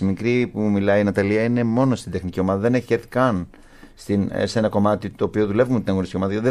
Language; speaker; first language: Greek; native; Greek